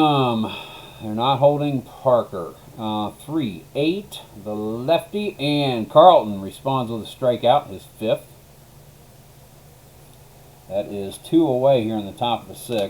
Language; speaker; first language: English; native; English